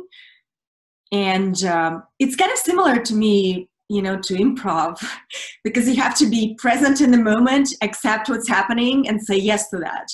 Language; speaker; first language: English; non-native, fluent; Russian